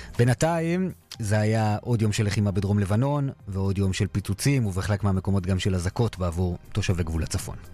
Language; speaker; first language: Hebrew; native; Hebrew